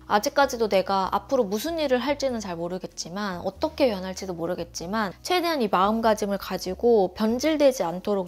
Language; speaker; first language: Korean; native; Korean